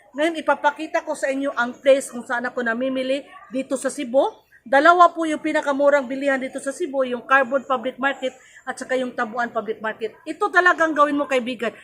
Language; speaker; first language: Filipino; non-native, local second language; Cebuano